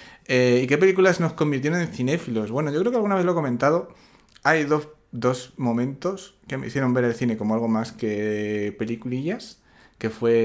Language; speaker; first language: Spanish; native; Spanish